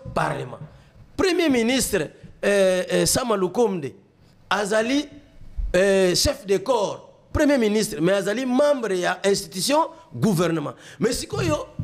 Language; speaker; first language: French; non-native, local second language; Lingala